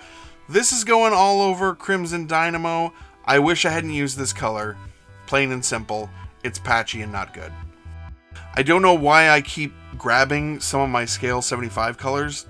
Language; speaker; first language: English; native; English